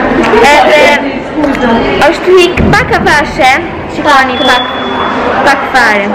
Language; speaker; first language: Albanian; early bilingual, heritage; Albanian